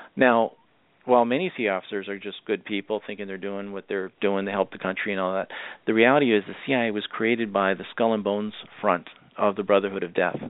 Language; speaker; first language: English; native; English